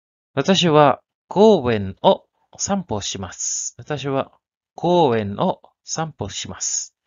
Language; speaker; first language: Japanese; non-native, learner; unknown